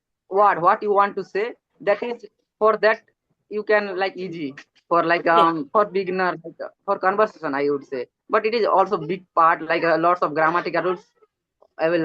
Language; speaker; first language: English; non-native, learner; Odia